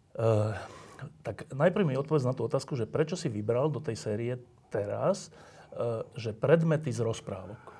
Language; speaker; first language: Slovak; native; Slovak